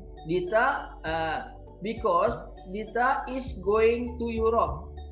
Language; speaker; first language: English; non-native, learner; Indonesian